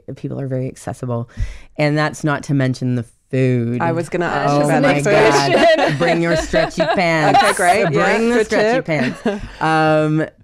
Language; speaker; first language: English; native; English